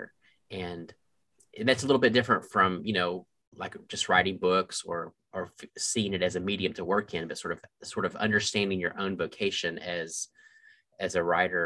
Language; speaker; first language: English; native; English